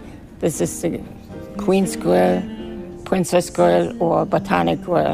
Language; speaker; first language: German; native; German